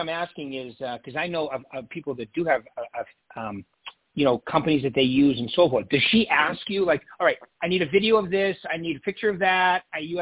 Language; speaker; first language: English; native; English